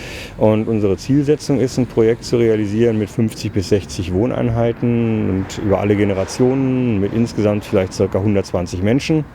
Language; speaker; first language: German; native; German